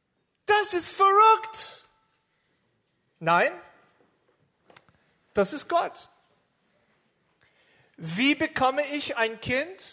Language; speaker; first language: German; non-native, fluent; English